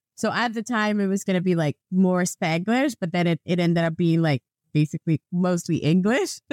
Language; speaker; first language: English; non-native, fluent; Spanish